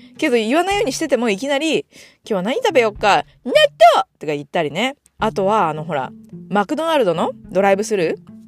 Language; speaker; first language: Japanese; native; Japanese